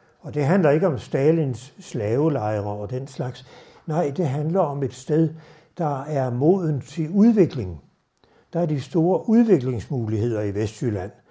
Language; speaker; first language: Danish; native; Danish